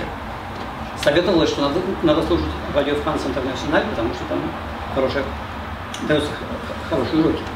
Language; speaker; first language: Russian; native; Russian